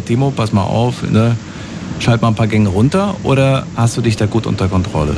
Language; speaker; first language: German; native; German